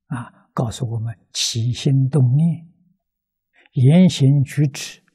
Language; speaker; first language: Chinese; native; Chinese